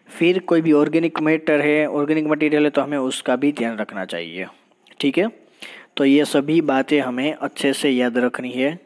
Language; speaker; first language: Hindi; non-native, local second language; Gujarati